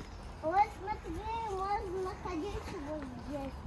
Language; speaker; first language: Russian; early bilingual, other home language; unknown